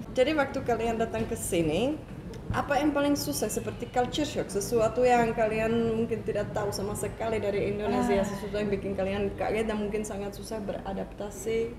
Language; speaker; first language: Indonesian; non-native, fluent; Czech